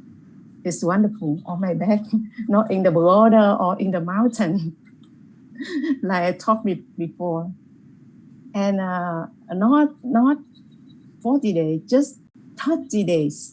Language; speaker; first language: English; non-native, learner; Vietnamese